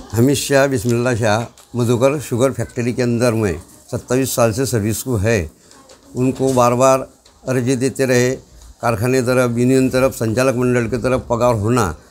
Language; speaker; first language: Hindi; non-native, local second language; Urdu